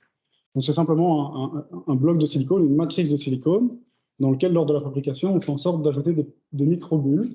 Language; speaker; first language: French; native; French